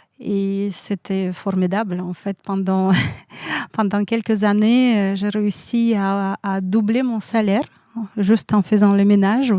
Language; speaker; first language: French; non-native, fluent; Russian